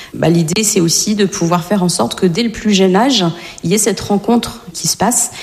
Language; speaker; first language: French; native; French